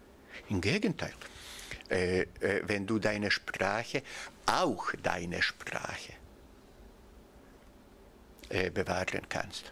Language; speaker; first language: German; non-native, fluent; Bosnian